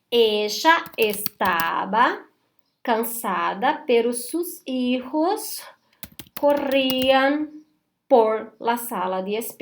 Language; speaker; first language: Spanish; non-native, fluent; Portuguese